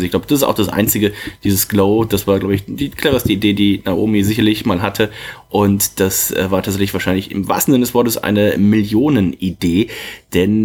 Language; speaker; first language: German; native; German